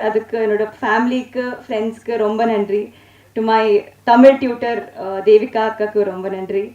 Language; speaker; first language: Tamil; non-native, learner; Telugu